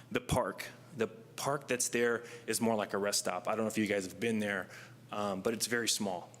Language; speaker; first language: English; native; English